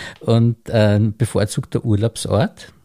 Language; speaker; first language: German; native; German